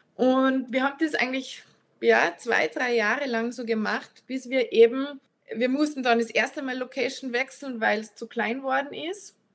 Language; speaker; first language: German; native; German